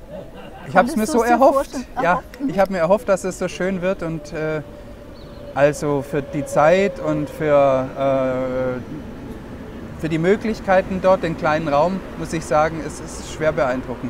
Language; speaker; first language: German; native; German